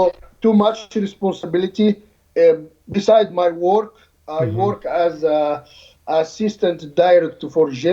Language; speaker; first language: English; non-native, learner; Arabic